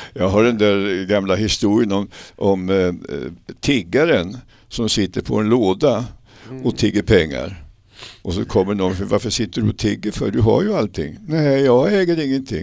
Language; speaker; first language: Swedish; native; Swedish